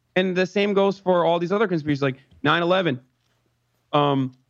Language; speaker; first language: English; non-native, fluent; Turkish